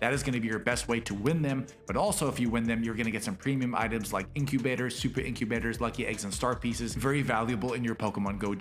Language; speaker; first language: English; native; English